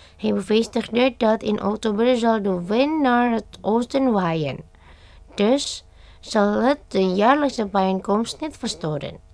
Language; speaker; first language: Dutch; non-native, fluent; Indonesian